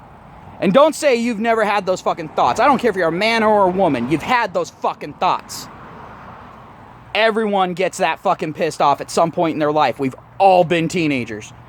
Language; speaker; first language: English; native; English